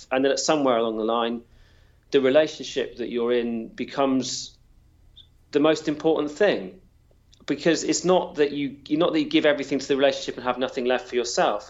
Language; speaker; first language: English; native; English